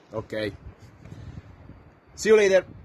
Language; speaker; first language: English; non-native, fluent; Italian